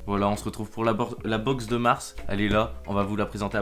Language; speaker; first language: French; native; French